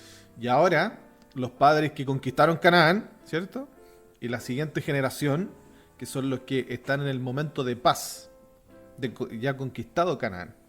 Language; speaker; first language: Spanish; native; Spanish